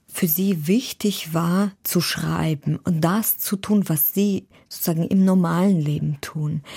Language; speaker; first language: German; non-native, fluent; Ukrainian